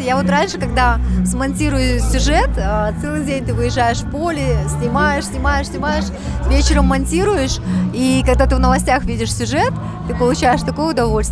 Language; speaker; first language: Russian; native; Russian